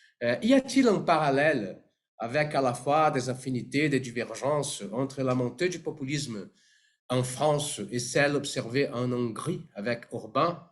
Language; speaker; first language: French; non-native, fluent; Portuguese